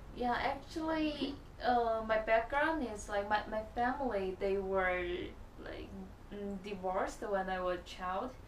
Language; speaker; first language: English; non-native, learner; Chinese